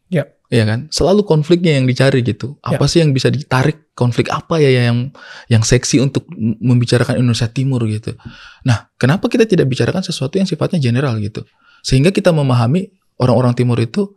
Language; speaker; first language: Indonesian; native; Indonesian